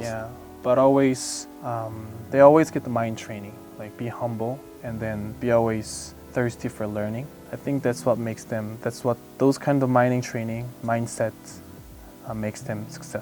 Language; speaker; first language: English; non-native, fluent; Korean